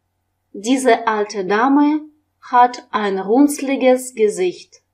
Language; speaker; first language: German; non-native, fluent; Russian